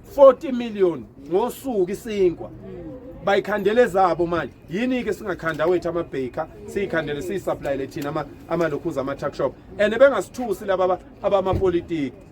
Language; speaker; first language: Zulu; native; Zulu